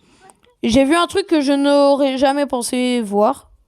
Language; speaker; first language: French; native; French